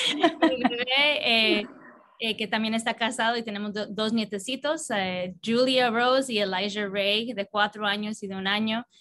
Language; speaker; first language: Spanish; early bilingual, heritage; Spanish